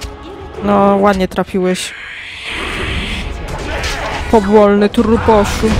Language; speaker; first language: Polish; native; Polish